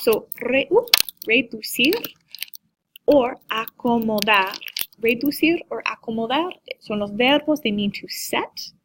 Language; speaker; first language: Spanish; non-native, learner; English